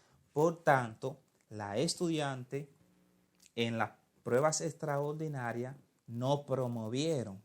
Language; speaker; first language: Spanish; native; Spanish